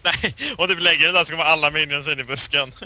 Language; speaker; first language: Swedish; native; Swedish